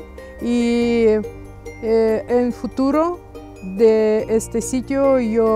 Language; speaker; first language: Spanish; non-native, learner; Russian